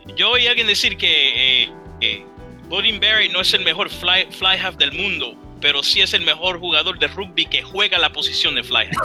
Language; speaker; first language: Spanish; early bilingual, heritage; Spanish